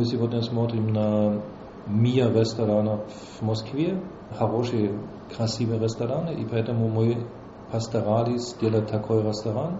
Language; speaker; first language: Russian; non-native, fluent; German